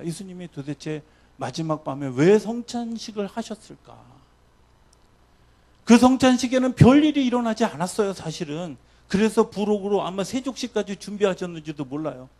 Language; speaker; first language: Korean; native; Korean